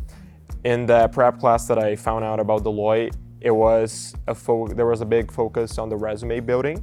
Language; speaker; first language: English; non-native, fluent; Portuguese